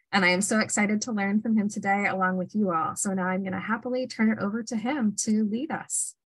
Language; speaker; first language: English; native; English